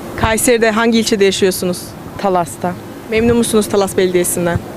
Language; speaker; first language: Turkish; native; Turkish